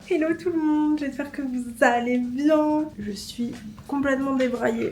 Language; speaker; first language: French; native; French